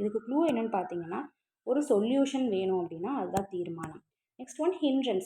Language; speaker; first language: Tamil; native; Tamil